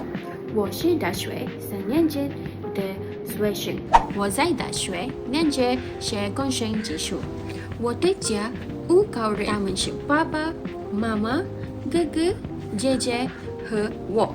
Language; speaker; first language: Chinese; non-native, learner; Malay